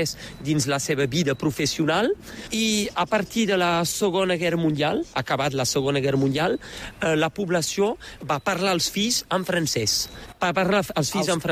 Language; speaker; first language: Catalan; native; Catalan